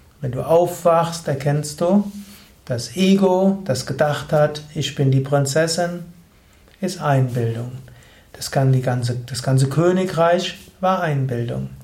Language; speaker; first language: German; native; German